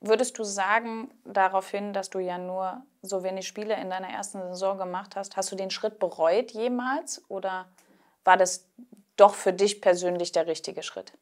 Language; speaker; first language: German; native; German